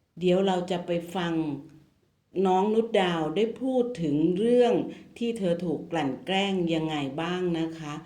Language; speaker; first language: Thai; native; Thai